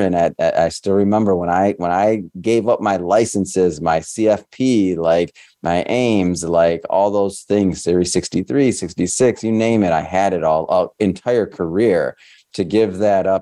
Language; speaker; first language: English; native; English